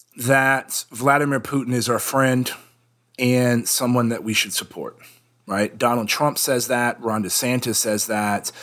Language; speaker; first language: English; native; English